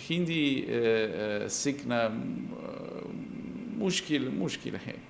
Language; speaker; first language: Hindi; non-native, learner; Portuguese